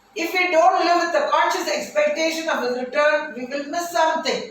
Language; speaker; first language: English; non-native, local second language; Tamil